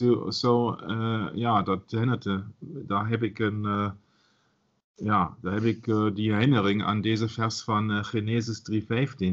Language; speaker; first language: Dutch; non-native, learner; German